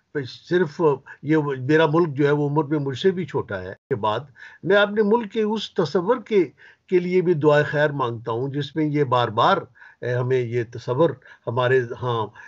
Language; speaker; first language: Urdu; native; Urdu